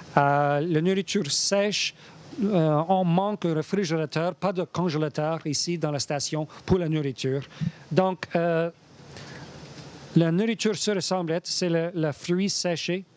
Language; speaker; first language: French; non-native, learner; English